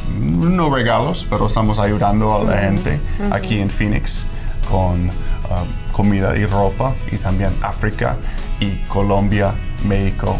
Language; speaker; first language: Spanish; non-native, fluent; English